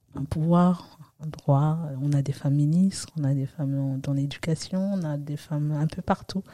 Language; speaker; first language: French; early bilingual, other home language; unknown